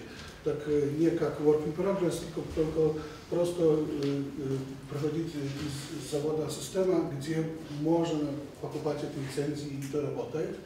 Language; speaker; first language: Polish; non-native, learner; Russian